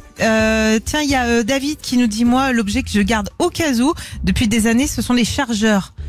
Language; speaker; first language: French; native; French